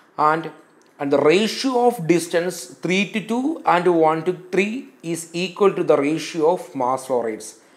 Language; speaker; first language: English; non-native, local second language; Malayalam